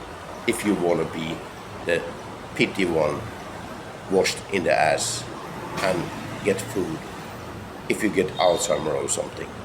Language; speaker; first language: English; non-native, fluent; Norwegian